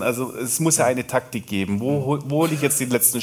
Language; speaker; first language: German; native; German